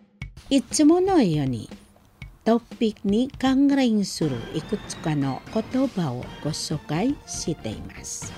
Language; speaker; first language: Japanese; non-native, learner; Indonesian